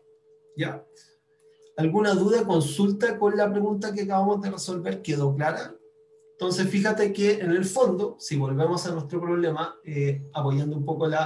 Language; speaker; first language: Spanish; native; Spanish